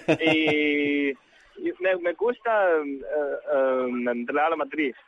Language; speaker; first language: Spanish; non-native, learner; Chinese